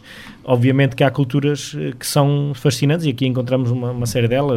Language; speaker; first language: Portuguese; native; Portuguese